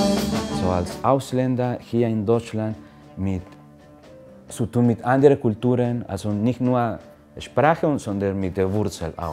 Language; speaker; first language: German; non-native, fluent; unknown